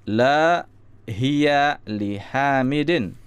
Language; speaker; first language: Arabic; non-native, fluent; Indonesian